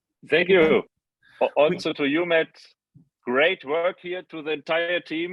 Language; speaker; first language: English; non-native, fluent; German